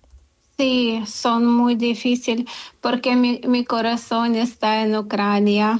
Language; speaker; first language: Spanish; non-native, learner; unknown